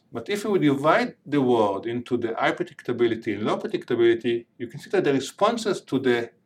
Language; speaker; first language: English; non-native, fluent; Hebrew